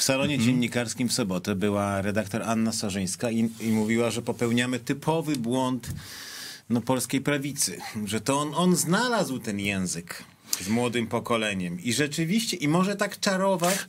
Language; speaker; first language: Polish; native; Polish